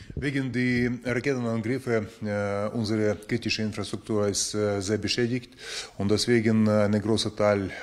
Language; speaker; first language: German; non-native, learner; Ukrainian